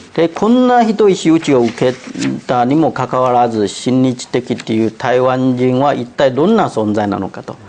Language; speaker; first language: Japanese; non-native, fluent; Chinese